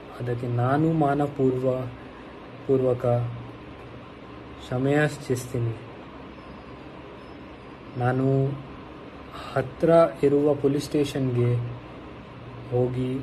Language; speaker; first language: Kannada; non-native, local second language; Hindi